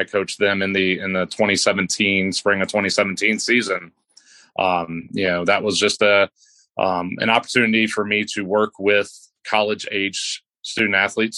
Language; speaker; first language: English; native; English